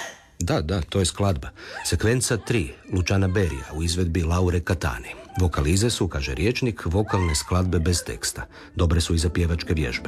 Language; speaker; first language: Serbian; native; Serbian